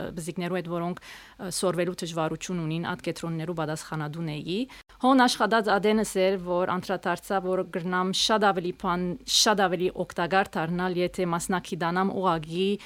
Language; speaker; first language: Armenian; early bilingual, heritage; Armenian